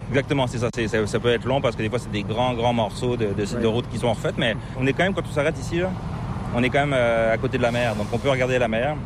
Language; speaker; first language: French; native; French